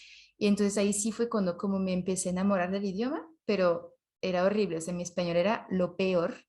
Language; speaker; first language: Spanish; non-native, fluent; French